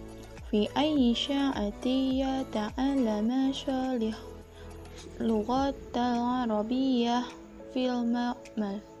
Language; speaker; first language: Arabic; non-native, fluent; Indonesian